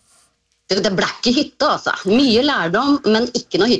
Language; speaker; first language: Norwegian; native; Norwegian